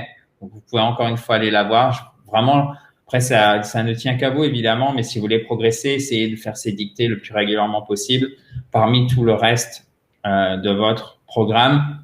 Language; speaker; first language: French; native; French